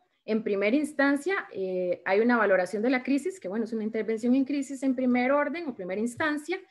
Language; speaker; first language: Spanish; native; Spanish